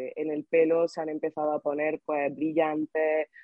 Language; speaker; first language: Spanish; native; Spanish